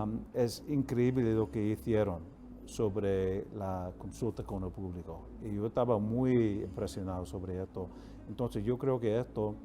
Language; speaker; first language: Spanish; non-native, fluent; English